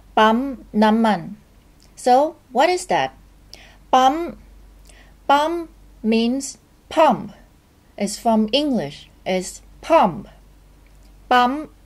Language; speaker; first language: English; non-native, fluent; Thai